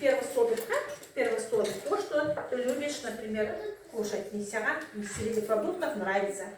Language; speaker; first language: Russian; non-native, local second language; Kazakh